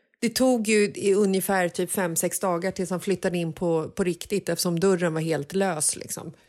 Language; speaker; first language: Swedish; native; Swedish